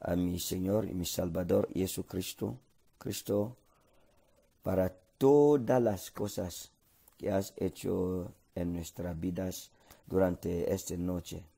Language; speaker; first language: Spanish; non-native, learner; French